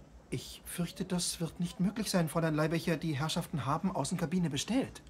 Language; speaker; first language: German; native; German